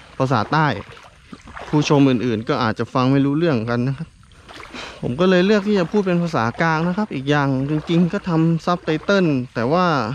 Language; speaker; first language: Thai; native; Thai